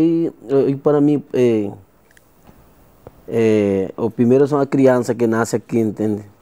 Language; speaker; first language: Portuguese; non-native, learner; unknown